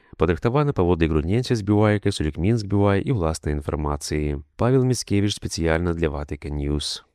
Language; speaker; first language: Belarusian; native; Belarusian